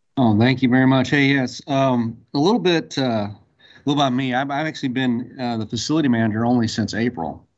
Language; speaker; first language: English; native; English